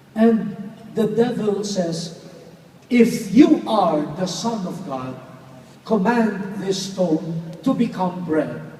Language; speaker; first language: English; non-native, local second language; Filipino